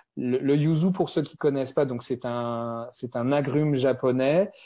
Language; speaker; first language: French; native; French